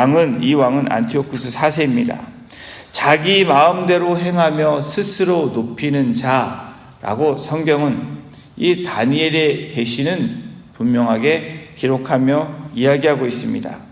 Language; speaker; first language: Korean; native; Korean